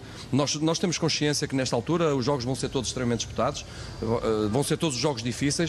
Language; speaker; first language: Portuguese; native; Portuguese